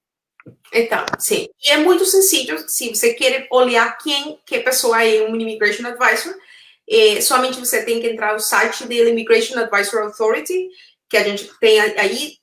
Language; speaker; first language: Portuguese; non-native, fluent; Spanish